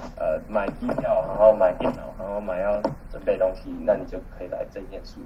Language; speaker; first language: Chinese; early bilingual, heritage; Chinese